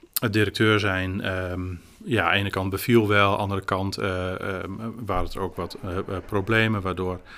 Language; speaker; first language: Dutch; native; Dutch